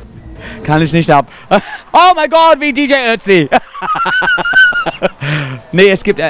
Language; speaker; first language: German; non-native, fluent; English